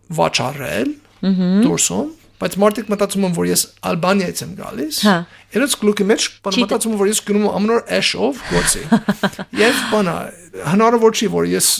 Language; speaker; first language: Armenian; non-native, fluent; English